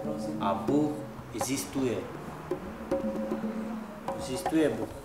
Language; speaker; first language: Czech; non-native, local second language; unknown